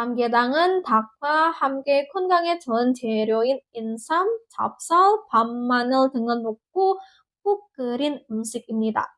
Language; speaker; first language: Korean; non-native, fluent; Indonesian